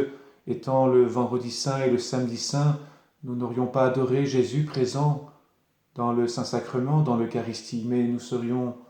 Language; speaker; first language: French; native; French